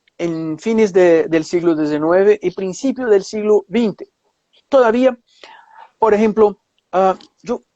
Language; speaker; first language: Spanish; non-native, fluent; Portuguese